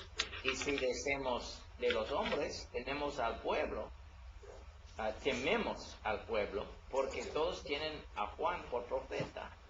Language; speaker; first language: Spanish; non-native, learner; English